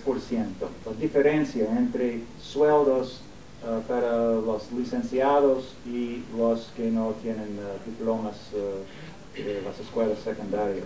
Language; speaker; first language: Spanish; non-native, fluent; English